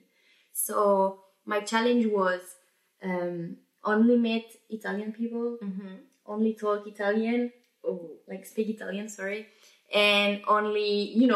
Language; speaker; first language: English; non-native, fluent; French